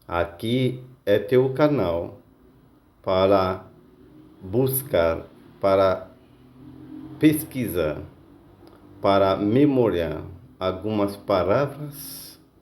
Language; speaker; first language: Portuguese; non-native, learner; Haitian Creole